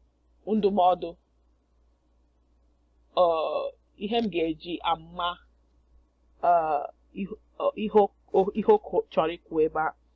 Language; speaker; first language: Igbo; non-native, learner; English